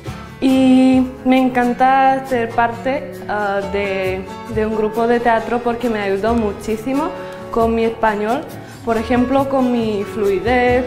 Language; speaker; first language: Spanish; non-native, fluent; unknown